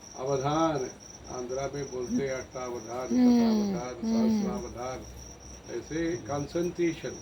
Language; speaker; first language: Hindi; non-native, local second language; Tamil